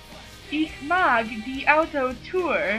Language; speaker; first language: German; non-native, learner; English